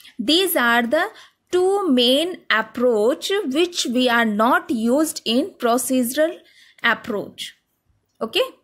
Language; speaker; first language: English; non-native, local second language; Hindi